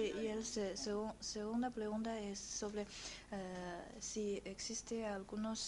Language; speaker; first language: Spanish; non-native, fluent; Chinese